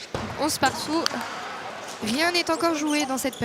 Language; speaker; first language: French; native; French